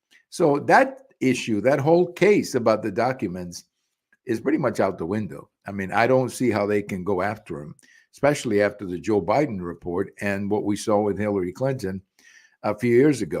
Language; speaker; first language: English; early bilingual, other home language; Spanish